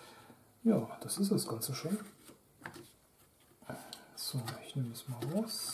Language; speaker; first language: German; native; German